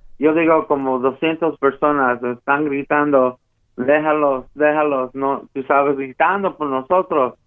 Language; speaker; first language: Spanish; early bilingual, heritage; Spanish